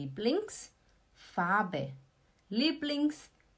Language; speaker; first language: German; non-native, fluent; Portuguese